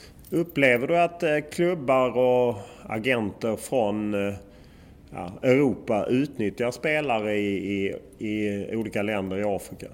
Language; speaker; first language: Swedish; native; Swedish